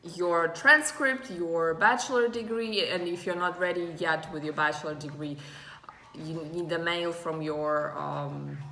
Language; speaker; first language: English; non-native, fluent; Russian